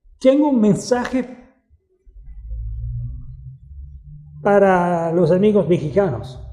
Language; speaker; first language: Spanish; non-native, fluent; Italian